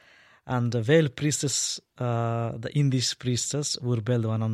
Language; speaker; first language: Dutch; non-native, learner; Telugu